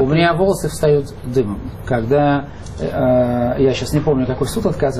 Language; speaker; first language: Russian; native; Russian